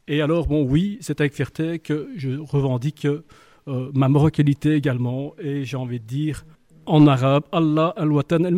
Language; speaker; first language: French; early bilingual, other home language; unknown